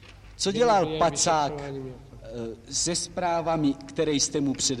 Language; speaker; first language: Czech; native; Czech